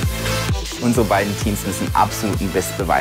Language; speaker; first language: German; native; German